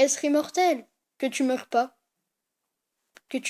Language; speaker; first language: French; native; French